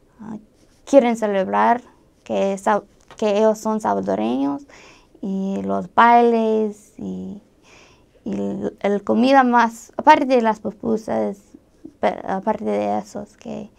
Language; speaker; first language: Spanish; non-native, fluent; English